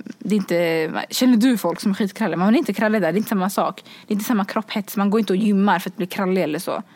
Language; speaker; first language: Swedish; early bilingual, other home language; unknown